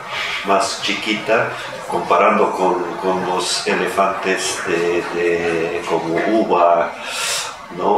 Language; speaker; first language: Spanish; non-native, fluent; Russian